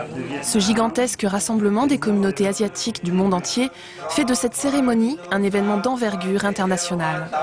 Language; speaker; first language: French; native; French